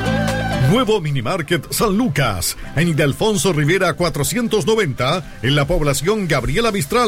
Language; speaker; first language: Spanish; native; Spanish